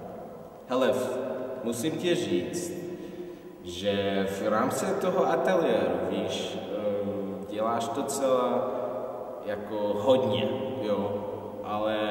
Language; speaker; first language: Czech; non-native, fluent; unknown